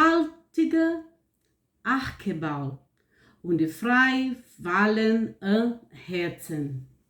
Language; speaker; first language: German; non-native, learner; Portuguese